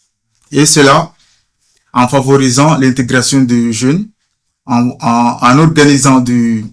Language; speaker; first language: French; non-native, fluent; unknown